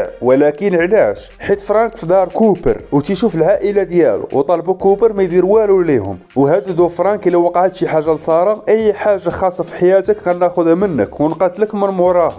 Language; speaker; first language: Arabic; native; Arabic